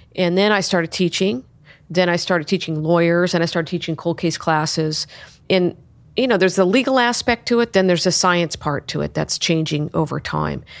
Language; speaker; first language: English; native; English